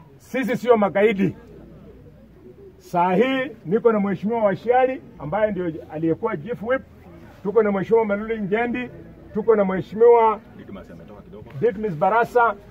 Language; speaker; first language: Swahili; non-native, local second language; Luyia